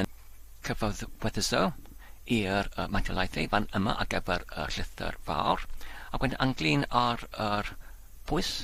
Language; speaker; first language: Welsh; non-native, learner; English